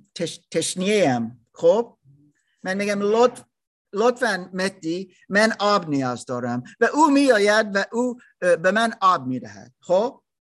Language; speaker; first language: Persian; non-native, learner; German